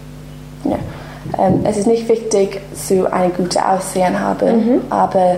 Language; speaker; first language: German; non-native, learner; English